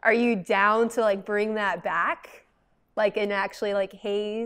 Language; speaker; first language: English; native; English